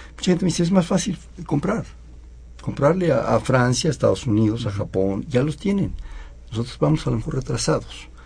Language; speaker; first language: Spanish; native; Spanish